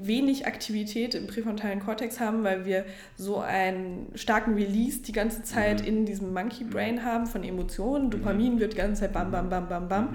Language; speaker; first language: German; native; German